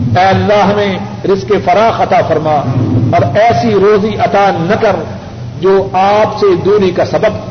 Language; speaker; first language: Urdu; non-native, local second language; Punjabi